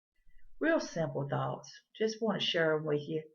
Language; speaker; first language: English; native; English